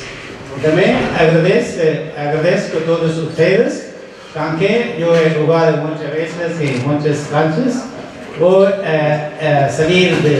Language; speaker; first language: Spanish; non-native, learner; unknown